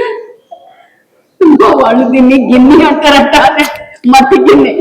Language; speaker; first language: Telugu; non-native, local second language; Bangla